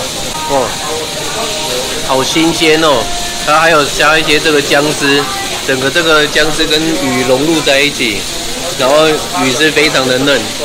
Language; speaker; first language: Chinese; native; Chinese